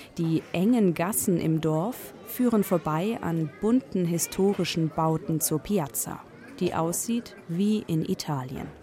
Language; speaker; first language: German; native; German